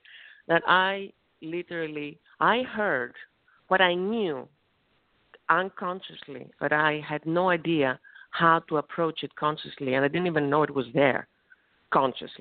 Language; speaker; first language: English; non-native, fluent; Greek